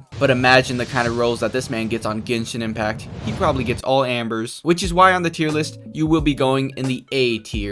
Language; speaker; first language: English; native; English